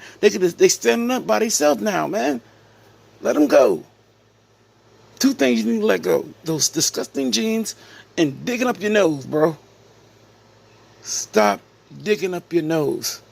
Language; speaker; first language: English; native; English